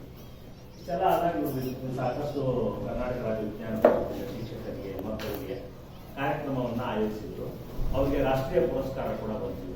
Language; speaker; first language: Kannada; native; Kannada